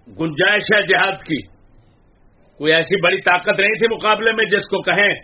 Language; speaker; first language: Urdu; non-native, local second language; Punjabi